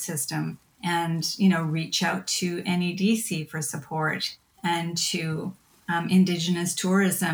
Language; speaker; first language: English; native; English